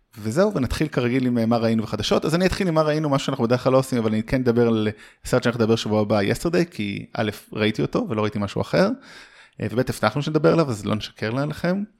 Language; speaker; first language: Hebrew; early bilingual, heritage; Hebrew